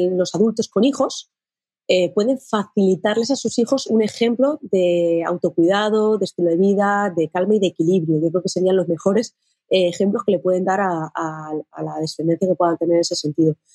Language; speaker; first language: Spanish; native; Spanish